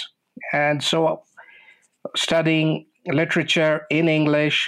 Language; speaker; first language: English; non-native, local second language; Bangla